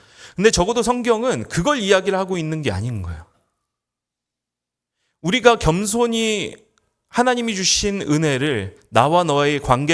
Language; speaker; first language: Korean; native; Korean